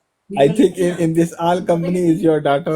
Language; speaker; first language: English; non-native, learner; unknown